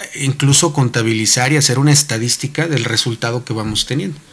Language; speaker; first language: Spanish; native; Spanish